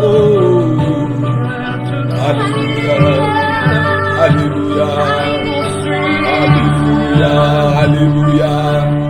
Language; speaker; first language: French; non-native, local second language; Lingala